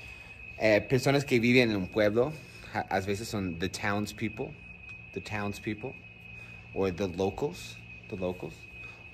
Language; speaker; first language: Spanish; non-native, fluent; English